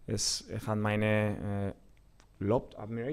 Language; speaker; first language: German; non-native, learner; Spanish